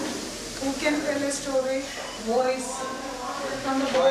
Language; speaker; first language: English; non-native, local second language; Hindi